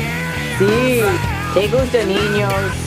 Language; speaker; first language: Spanish; non-native, learner; English